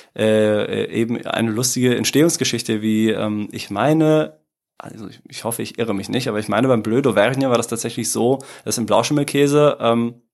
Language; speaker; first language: German; early bilingual, other home language; Italian